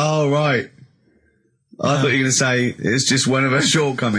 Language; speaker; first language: English; native; English